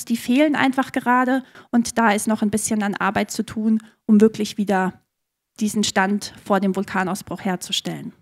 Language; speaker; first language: German; native; German